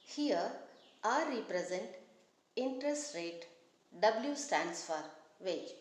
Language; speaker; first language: English; non-native, local second language; Kannada